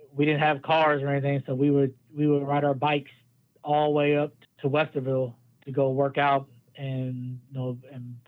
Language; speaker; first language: English; native; English